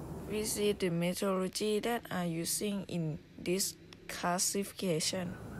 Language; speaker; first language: English; non-native, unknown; Thai